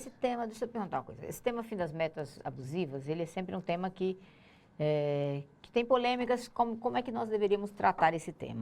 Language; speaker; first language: Portuguese; native; Portuguese